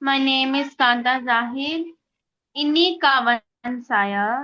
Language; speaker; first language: Indonesian; non-native, learner; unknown